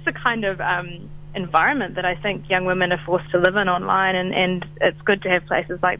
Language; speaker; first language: English; native; English